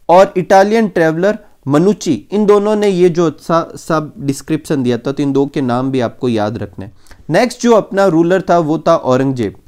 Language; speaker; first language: Hindi; native; Hindi